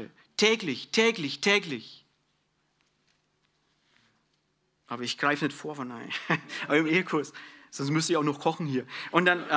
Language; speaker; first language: German; native; German